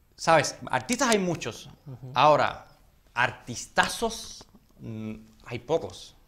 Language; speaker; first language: Spanish; native; Spanish